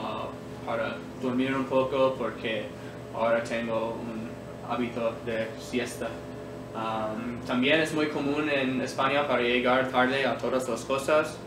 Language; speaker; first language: Spanish; non-native, learner; English